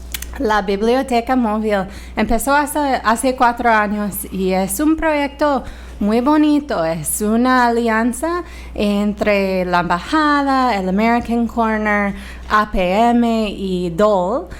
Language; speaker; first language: Spanish; non-native, fluent; English